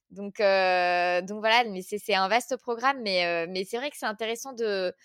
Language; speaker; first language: French; native; French